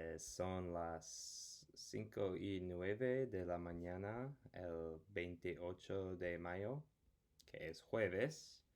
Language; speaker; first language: Spanish; non-native, fluent; English